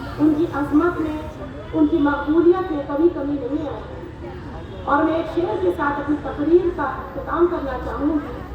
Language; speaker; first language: Urdu; native; Urdu